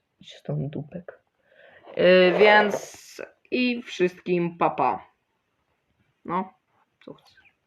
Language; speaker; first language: Polish; early bilingual, other home language; Ukrainian